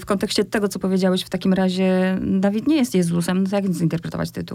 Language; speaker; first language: Polish; native; Polish